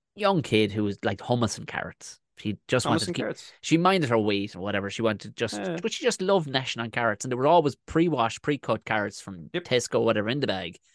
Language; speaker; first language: English; native; English